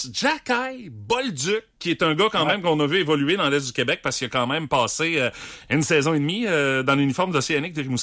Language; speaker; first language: French; native; French